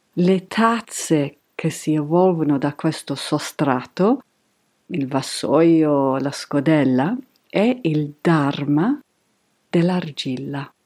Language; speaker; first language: Italian; non-native, fluent; English